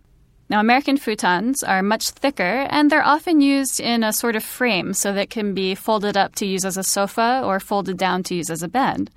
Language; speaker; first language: English; native; English